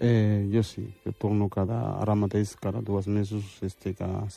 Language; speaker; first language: Catalan; non-native, fluent; Wolof